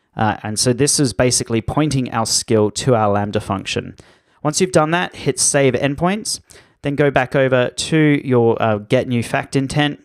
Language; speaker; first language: English; native; English